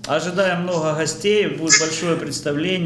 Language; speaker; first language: Russian; native; Russian